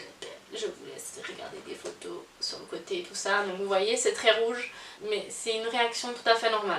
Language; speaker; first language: French; native; French